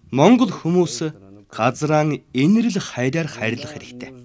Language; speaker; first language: Mongolian; non-native, fluent; Persian